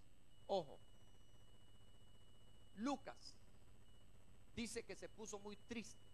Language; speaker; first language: Spanish; native; Spanish